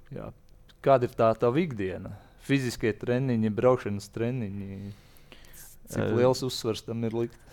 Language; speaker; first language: Latvian; native; Latvian